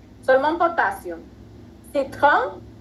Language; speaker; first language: French; non-native, fluent; Spanish